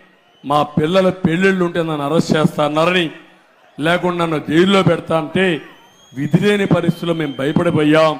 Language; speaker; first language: Telugu; native; Telugu